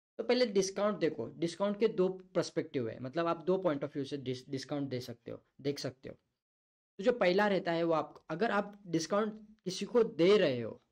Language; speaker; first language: Hindi; non-native, local second language; Marathi